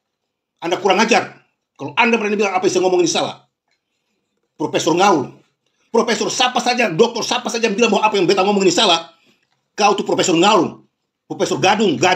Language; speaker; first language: Indonesian; native; Indonesian